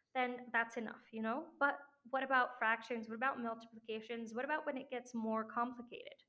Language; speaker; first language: English; non-native, fluent; French